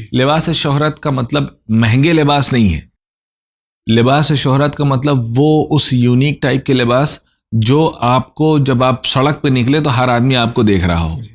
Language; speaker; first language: Urdu; native; Urdu